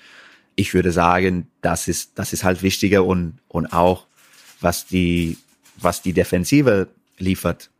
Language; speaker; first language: German; non-native, fluent; English